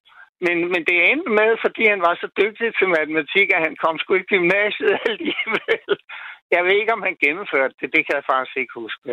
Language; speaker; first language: Danish; native; Danish